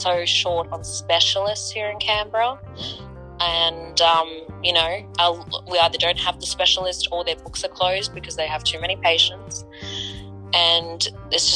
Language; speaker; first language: English; native; English